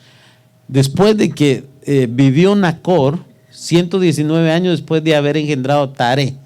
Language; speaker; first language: Spanish; native; Spanish